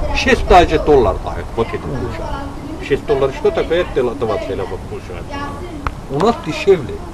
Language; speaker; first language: Russian; non-native, learner; Azerbaijani